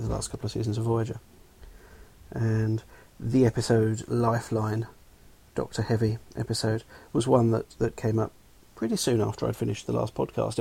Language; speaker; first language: English; native; English